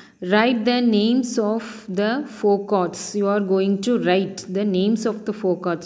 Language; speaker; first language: English; non-native, local second language; Tamil